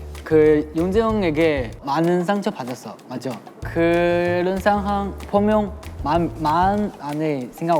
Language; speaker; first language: Korean; non-native, learner; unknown